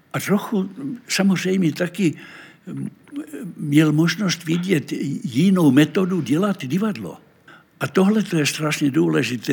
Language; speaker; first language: Czech; non-native, fluent; Finnish